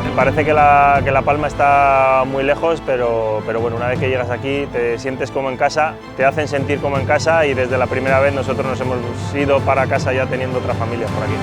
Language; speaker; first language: Spanish; native; Spanish